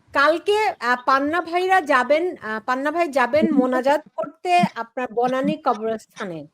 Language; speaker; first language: Bangla; native; Bangla